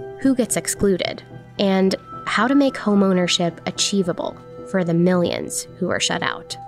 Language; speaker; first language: English; native; English